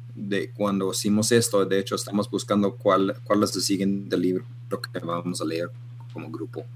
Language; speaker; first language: Spanish; non-native, fluent; English